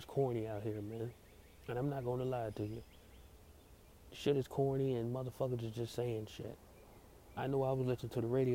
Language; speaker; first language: English; native; English